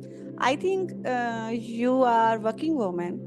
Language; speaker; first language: English; non-native, learner; Punjabi